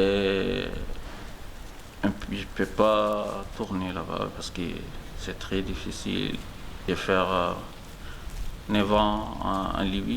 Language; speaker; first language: French; non-native, learner; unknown